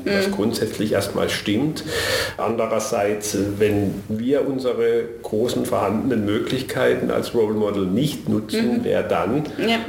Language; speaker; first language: German; native; German